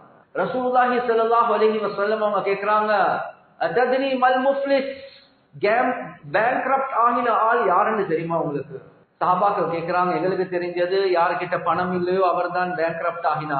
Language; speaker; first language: Tamil; native; Tamil